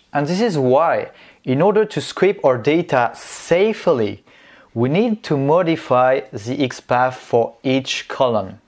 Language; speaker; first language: English; non-native, fluent; French